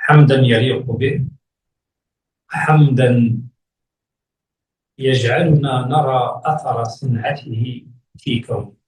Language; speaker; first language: Arabic; native; Arabic